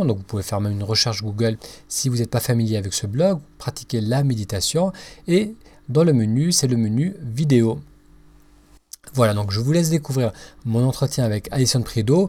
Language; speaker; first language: French; native; French